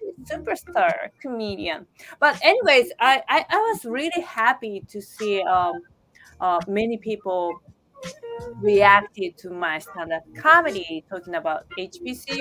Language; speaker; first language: English; non-native, fluent; Japanese